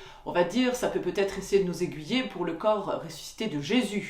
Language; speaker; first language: French; native; French